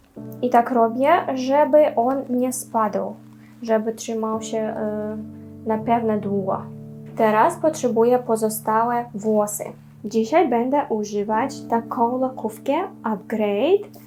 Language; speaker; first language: Polish; non-native, learner; Russian